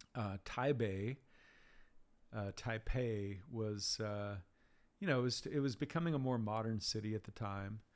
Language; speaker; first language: English; native; English